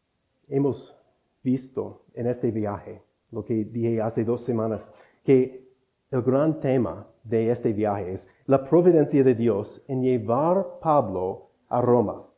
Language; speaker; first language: Spanish; non-native, fluent; English